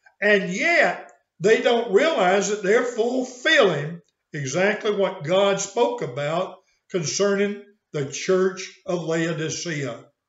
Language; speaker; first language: English; native; English